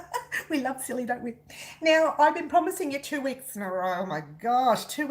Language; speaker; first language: English; native; English